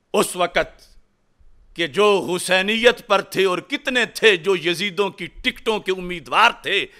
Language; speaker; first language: Urdu; non-native, local second language; Punjabi